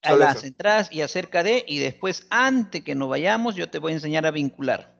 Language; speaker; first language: Spanish; native; Spanish